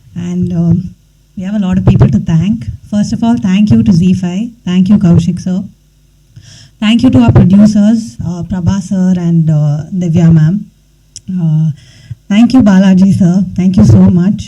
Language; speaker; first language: English; non-native, local second language; Tamil